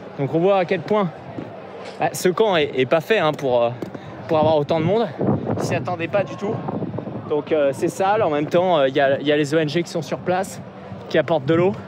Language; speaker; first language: French; native; French